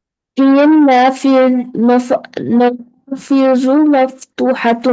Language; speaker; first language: Arabic; non-native, learner; Urdu